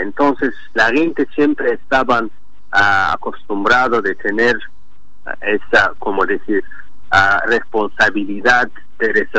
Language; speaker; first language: Spanish; non-native, learner; Azerbaijani